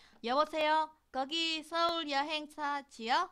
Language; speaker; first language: Korean; non-native, fluent; Vietnamese